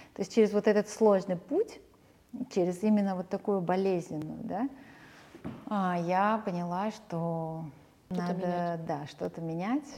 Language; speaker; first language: Russian; early bilingual, other home language; Armenian